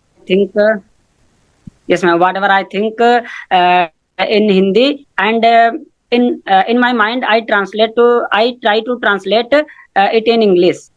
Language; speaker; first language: English; non-native, learner; Hindi